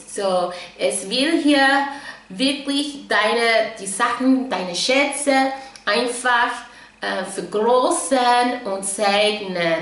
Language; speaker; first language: German; non-native, fluent; English